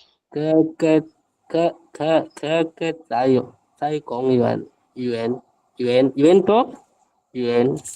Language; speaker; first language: Chinese; non-native, learner; Indonesian